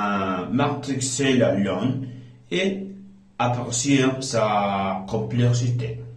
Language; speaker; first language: French; non-native, learner; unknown